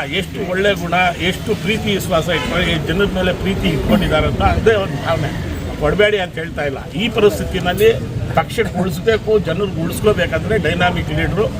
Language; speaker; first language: Kannada; non-native, local second language; Urdu